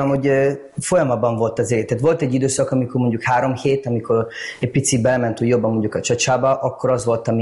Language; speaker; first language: Hungarian; non-native, learner; Italian